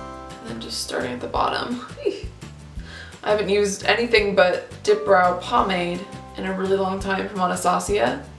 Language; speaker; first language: English; native; English